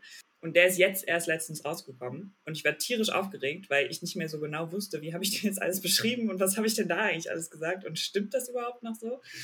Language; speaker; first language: German; native; German